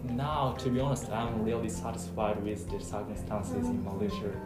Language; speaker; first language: English; non-native, fluent; Japanese